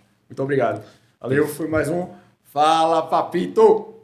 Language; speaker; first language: Portuguese; native; Portuguese